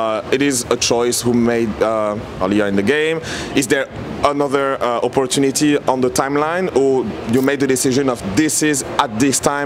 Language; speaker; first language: English; non-native, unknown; French